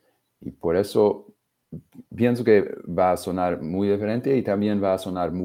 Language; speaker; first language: Spanish; non-native, fluent; English